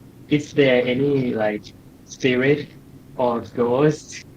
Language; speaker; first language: English; non-native, learner; Thai